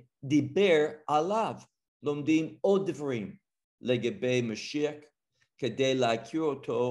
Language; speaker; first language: Hebrew; non-native, fluent; English